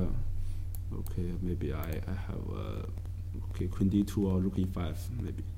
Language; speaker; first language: English; non-native, learner; Chinese